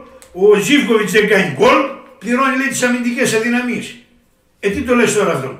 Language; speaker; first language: Greek; native; Greek